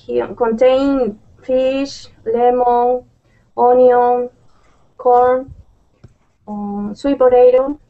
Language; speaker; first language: English; non-native, learner; Spanish